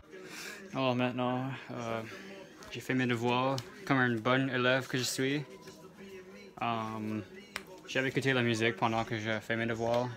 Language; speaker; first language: French; non-native, learner; English